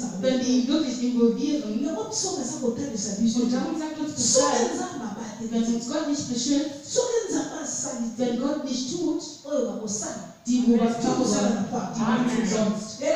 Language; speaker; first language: German; non-native, fluent; Lingala